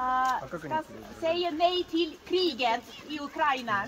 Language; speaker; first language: Swedish; non-native, fluent; Russian